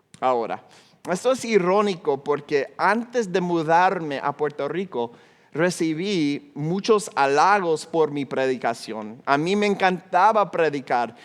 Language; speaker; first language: Spanish; non-native, fluent; English